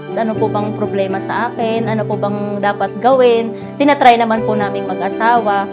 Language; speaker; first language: Filipino; non-native, local second language; Cebuano